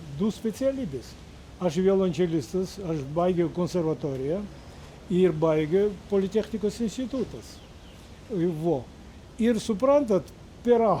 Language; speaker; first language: Lithuanian; non-native, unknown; Georgian